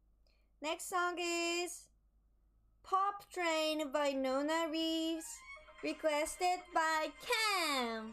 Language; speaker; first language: English; non-native, learner; Japanese